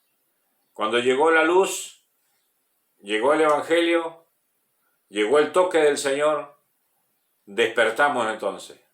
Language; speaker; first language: Spanish; native; Spanish